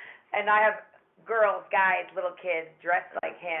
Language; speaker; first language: English; native; English